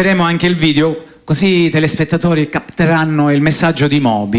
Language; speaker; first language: Italian; native; Italian